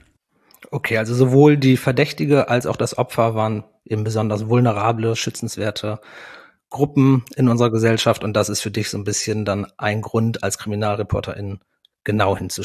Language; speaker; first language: German; native; German